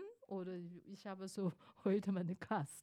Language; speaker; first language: German; non-native, fluent; Chinese